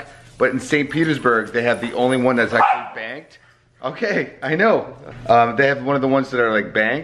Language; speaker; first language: English; native; English